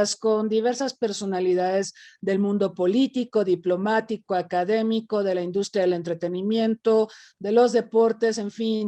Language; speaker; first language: Spanish; native; Spanish